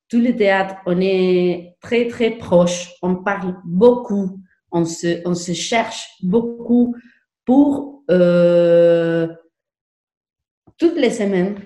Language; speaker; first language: French; non-native, learner; Spanish